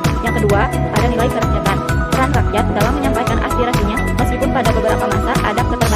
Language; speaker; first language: Indonesian; native; Indonesian